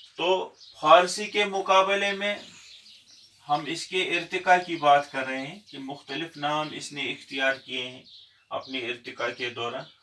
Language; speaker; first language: Urdu; non-native, local second language; Kashmiri